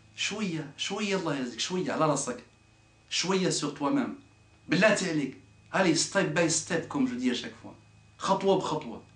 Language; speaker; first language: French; non-native, local second language; Arabic